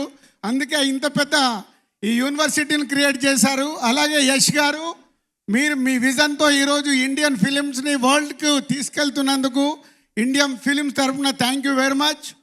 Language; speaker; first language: Telugu; native; Telugu